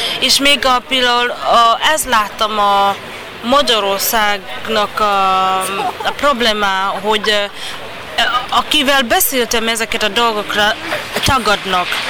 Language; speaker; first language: Hungarian; non-native, learner; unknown